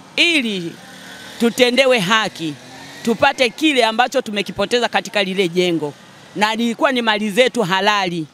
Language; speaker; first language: Swahili; native; Swahili